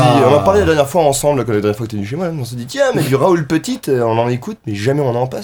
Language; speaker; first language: French; native; French